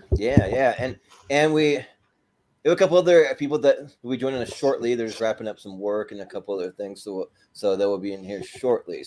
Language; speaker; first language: English; native; English